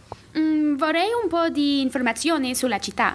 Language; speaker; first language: Italian; non-native, learner; English